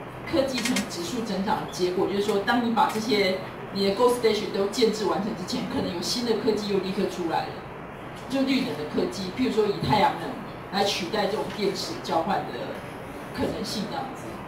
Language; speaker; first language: Chinese; native; Chinese